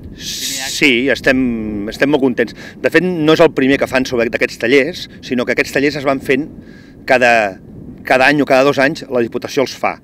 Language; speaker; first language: Catalan; native; Catalan